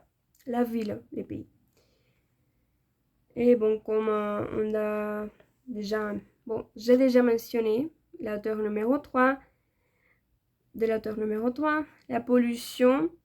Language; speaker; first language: French; non-native, learner; Spanish